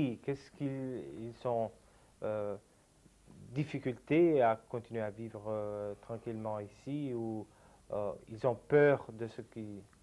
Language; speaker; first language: French; non-native, fluent; Italian